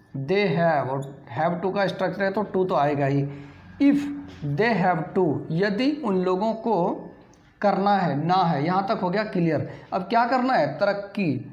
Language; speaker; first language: Hindi; native; Hindi